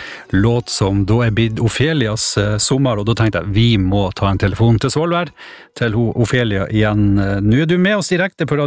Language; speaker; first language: Norwegian; native; Norwegian